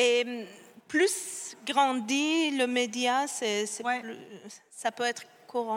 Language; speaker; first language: French; non-native, fluent; Persian